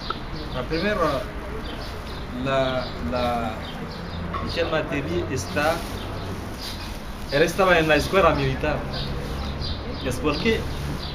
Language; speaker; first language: Spanish; non-native, learner; Haitian Creole